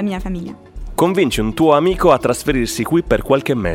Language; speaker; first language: Italian; native; Italian